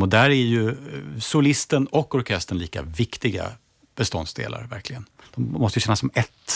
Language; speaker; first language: Swedish; native; Swedish